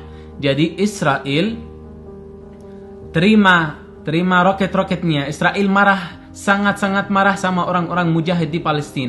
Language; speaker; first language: Indonesian; non-native, fluent; Arabic